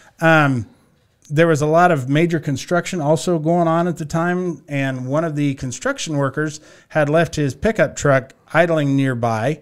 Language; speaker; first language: English; native; English